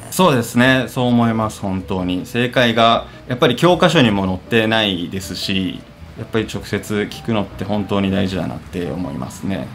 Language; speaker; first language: Japanese; native; Japanese